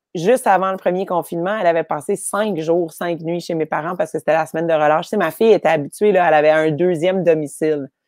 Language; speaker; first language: French; native; French